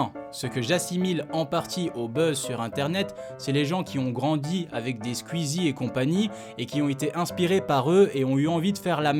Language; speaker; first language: French; native; French